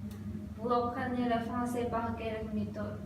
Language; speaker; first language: French; non-native, learner; Chinese